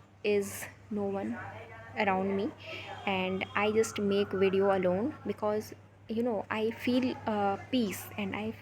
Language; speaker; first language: English; non-native, local second language; Hindi